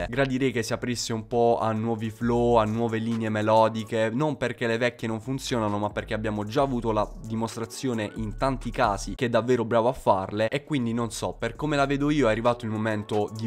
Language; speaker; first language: Italian; native; Italian